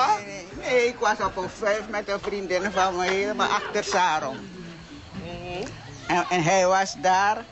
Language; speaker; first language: Dutch; non-native, local second language; Sranan Tongo